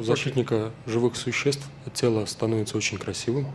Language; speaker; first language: Russian; native; Russian